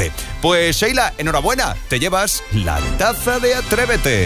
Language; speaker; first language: Spanish; native; Spanish